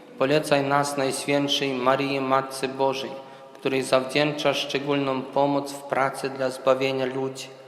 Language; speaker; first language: Polish; early bilingual, heritage; Polish